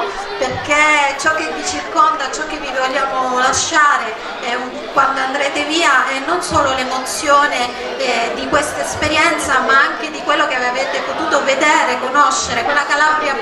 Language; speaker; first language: Italian; native; Italian